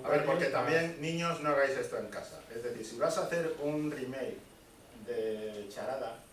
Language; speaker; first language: Spanish; native; Spanish